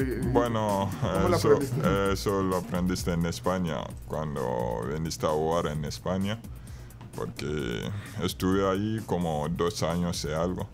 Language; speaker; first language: Spanish; non-native, fluent; Bambara